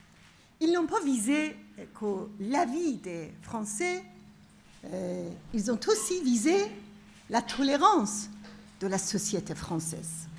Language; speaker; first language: French; non-native, fluent; Persian